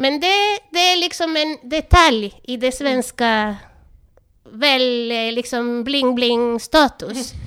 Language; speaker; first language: Swedish; non-native, fluent; Spanish